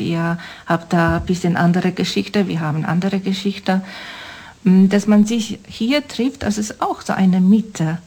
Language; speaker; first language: German; non-native, fluent; Polish